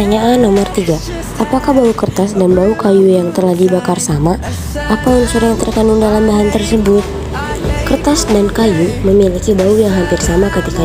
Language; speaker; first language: Indonesian; native; Indonesian